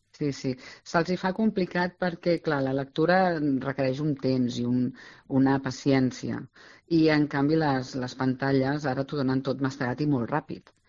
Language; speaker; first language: Catalan; native; Catalan